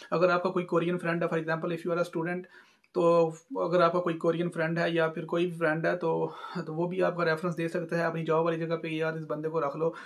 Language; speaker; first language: Urdu; non-native, local second language; Punjabi